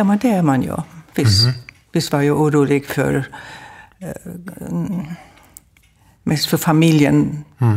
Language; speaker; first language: Swedish; non-native, fluent; German